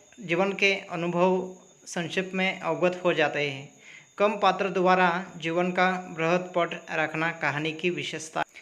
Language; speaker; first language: Hindi; non-native, local second language; Marathi